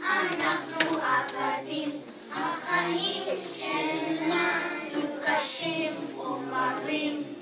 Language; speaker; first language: Hebrew; non-native, learner; English